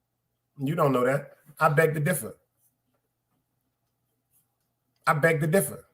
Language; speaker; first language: English; native; English